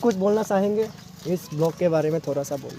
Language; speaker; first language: Hindi; non-native, local second language; Assamese